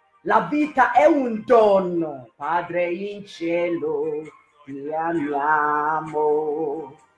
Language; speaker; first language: Italian; non-native, fluent; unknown